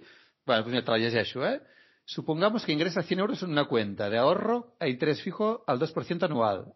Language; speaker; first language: Spanish; non-native, local second language; Catalan